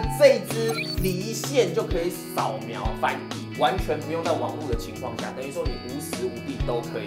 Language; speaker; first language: Chinese; native; Chinese